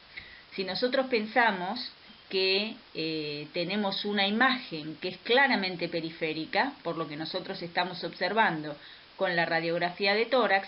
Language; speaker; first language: Spanish; native; Spanish